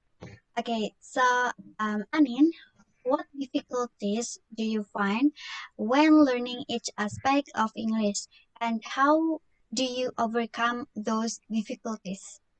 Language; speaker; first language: English; non-native, learner; Indonesian